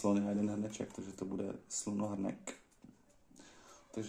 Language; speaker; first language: Czech; native; Czech